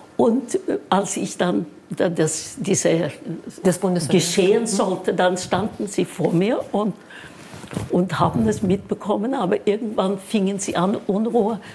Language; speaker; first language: German; non-native, fluent; Norwegian